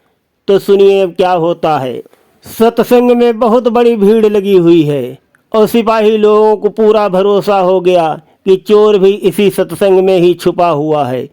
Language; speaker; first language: Hindi; native; Hindi